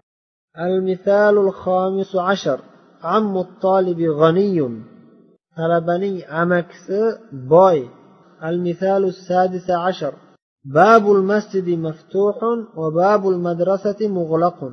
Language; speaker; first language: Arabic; non-native, fluent; Uzbek